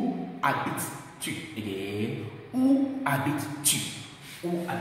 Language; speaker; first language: French; non-native, fluent; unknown